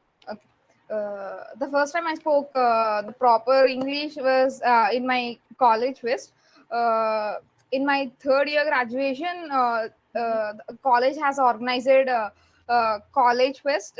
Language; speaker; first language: English; non-native, learner; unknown